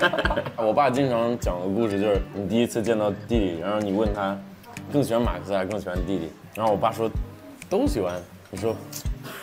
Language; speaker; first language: Chinese; early bilingual, other home language; English